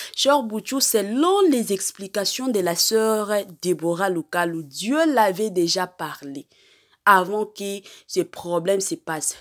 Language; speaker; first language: French; non-native, local second language; Lingala